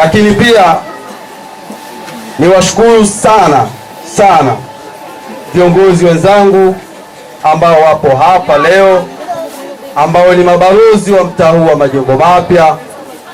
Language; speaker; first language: Swahili; native; Swahili